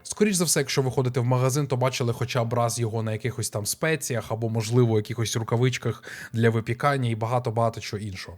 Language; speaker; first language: Ukrainian; native; Ukrainian